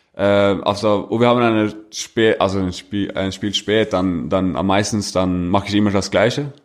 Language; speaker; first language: German; non-native, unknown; Norwegian